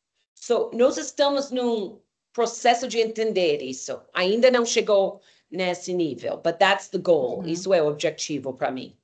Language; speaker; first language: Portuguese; non-native, fluent; English